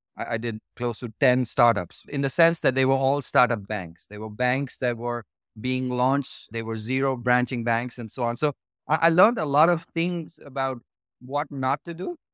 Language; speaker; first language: English; non-native, local second language; Hindi